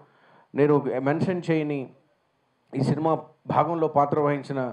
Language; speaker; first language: Telugu; native; Telugu